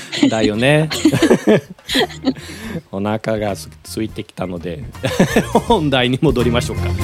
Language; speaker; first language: Japanese; non-native, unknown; Portuguese